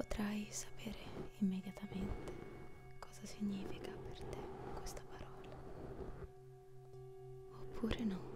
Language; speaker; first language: Italian; native; Italian